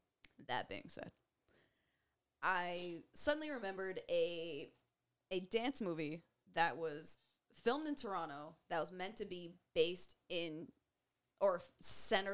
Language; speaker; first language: English; native; English